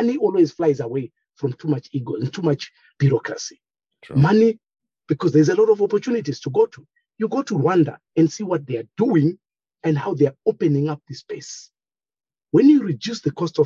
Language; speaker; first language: English; non-native, local second language; Shona